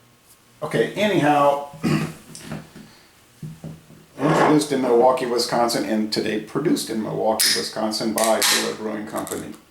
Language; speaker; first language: English; native; English